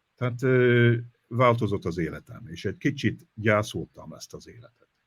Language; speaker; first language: Hungarian; non-native, fluent; English